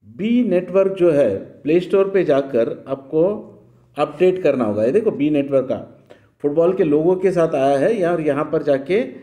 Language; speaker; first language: Hindi; non-native, local second language; Marathi